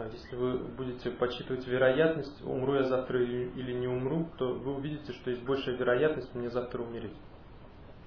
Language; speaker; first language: Russian; native; Russian